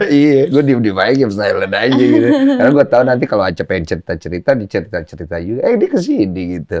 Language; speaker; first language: Indonesian; native; Indonesian